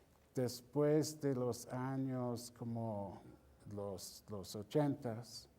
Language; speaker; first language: Spanish; non-native, fluent; English